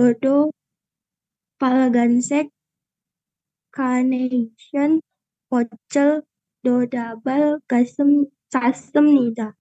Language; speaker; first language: Korean; non-native, learner; Indonesian